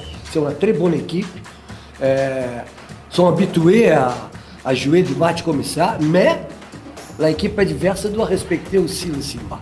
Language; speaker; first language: French; non-native, fluent; Portuguese